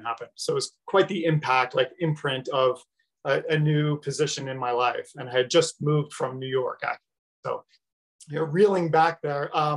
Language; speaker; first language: English; native; English